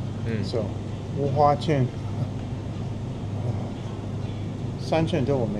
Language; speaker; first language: Chinese; non-native, fluent; English